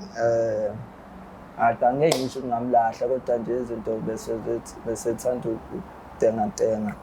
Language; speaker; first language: Zulu; native; Zulu